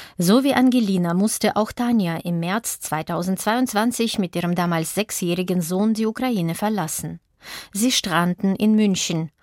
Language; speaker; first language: German; native; German